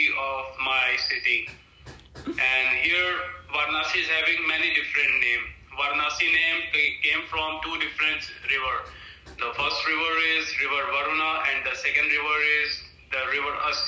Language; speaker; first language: English; non-native, local second language; Hindi